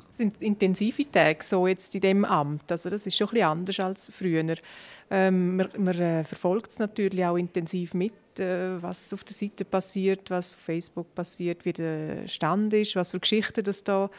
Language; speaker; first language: German; non-native, local second language; Romansh